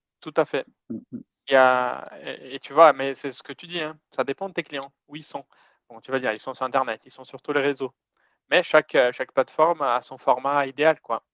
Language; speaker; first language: French; non-native, fluent; Portuguese